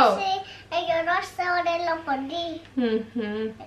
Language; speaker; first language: Spanish; early bilingual, heritage; Spanish